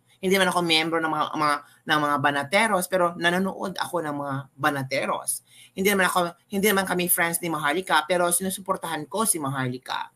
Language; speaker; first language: Filipino; non-native, local second language; Cebuano